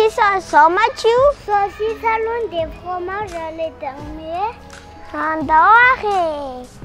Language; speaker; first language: French; non-native, learner; Malagasy